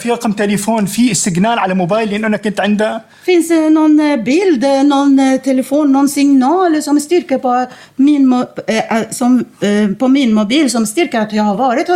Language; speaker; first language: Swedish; non-native, fluent; Arabic